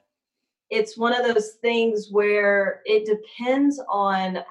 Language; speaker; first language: English; native; English